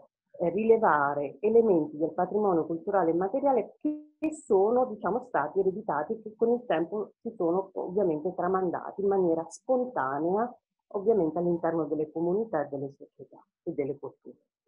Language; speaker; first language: Italian; native; Italian